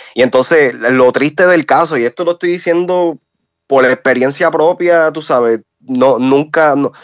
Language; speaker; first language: Spanish; native; Spanish